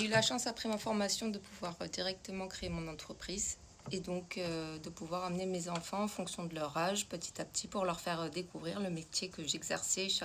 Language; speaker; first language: French; native; French